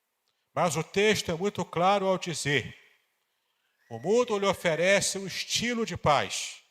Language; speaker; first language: Portuguese; native; Portuguese